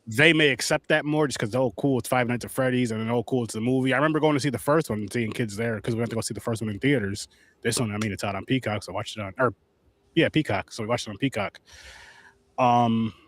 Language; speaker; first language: English; native; English